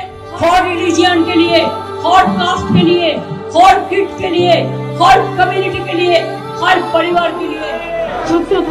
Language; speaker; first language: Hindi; non-native, local second language; Bangla